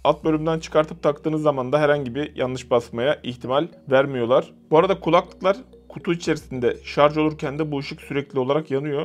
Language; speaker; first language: Turkish; native; Turkish